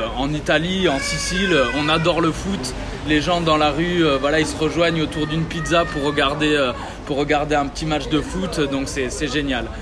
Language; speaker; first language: French; early bilingual, other home language; Italian